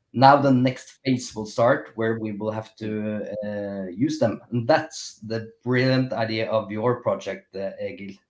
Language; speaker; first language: English; non-native, fluent; Norwegian